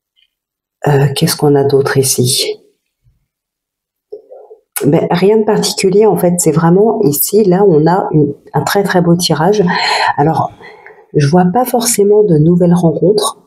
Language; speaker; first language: French; native; French